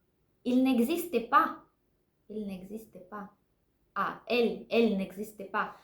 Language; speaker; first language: French; non-native, learner; Russian